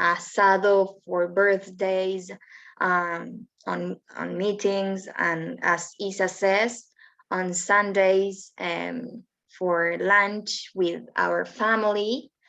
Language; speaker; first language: English; non-native, learner; Spanish